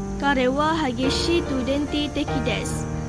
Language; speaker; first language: Japanese; non-native, learner; Malay